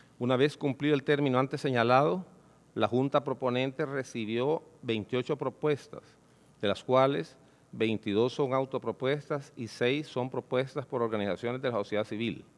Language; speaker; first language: Spanish; native; Spanish